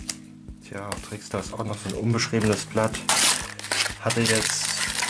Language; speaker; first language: German; native; German